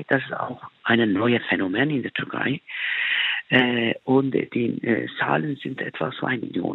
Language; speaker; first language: German; non-native, fluent; Turkish